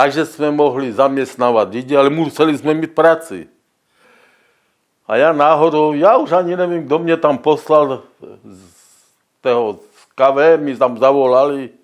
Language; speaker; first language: Czech; non-native, local second language; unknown